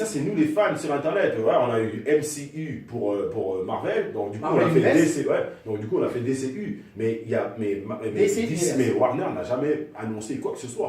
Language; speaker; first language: French; native; French